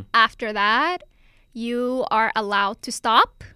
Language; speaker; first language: English; non-native, fluent; Finnish